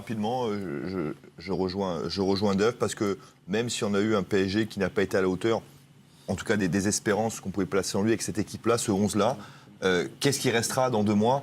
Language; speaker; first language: French; native; French